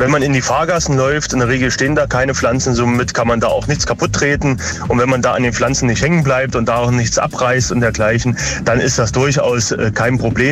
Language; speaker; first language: German; native; German